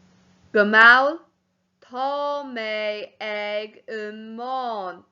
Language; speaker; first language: Irish; non-native, local second language; English